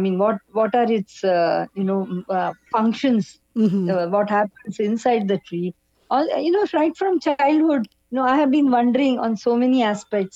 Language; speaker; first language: English; non-native, local second language; Kannada